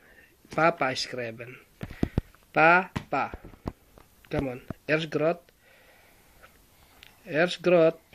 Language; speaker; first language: Dutch; non-native, learner; Filipino